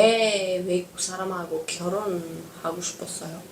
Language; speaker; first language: Korean; non-native, learner; Uzbek